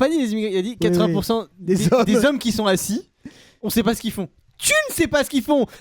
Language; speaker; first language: French; native; French